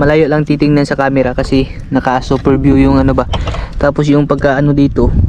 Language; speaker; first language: Filipino; native; Filipino